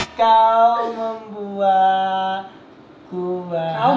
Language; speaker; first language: Indonesian; native; Indonesian